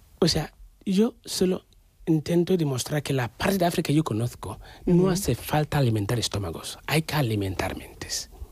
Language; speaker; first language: Spanish; non-native, fluent; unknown